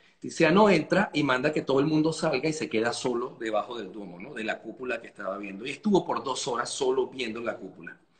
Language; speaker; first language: Spanish; native; Spanish